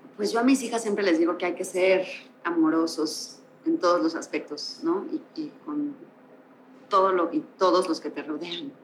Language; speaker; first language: Spanish; native; Spanish